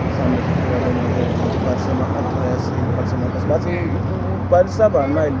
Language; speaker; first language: Zulu; native; Zulu